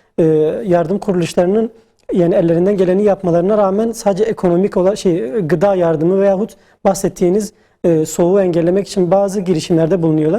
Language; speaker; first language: Turkish; native; Turkish